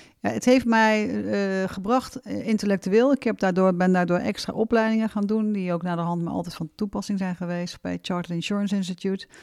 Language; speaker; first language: Dutch; native; Dutch